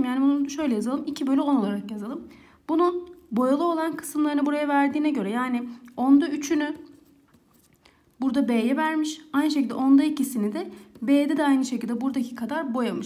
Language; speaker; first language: Turkish; native; Turkish